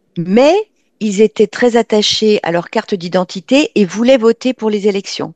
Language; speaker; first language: French; native; French